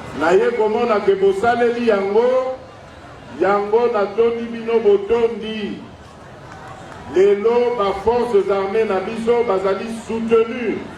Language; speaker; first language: Lingala; non-native, local second language; Luba-Lulua